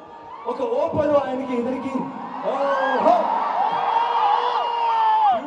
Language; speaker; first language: Telugu; non-native, learner; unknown